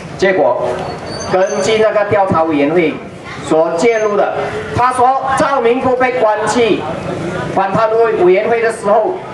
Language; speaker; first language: Chinese; native; Chinese